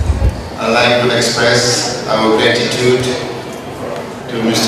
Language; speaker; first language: English; non-native, fluent; Indonesian